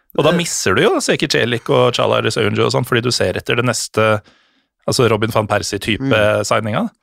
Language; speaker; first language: Norwegian; native; Norwegian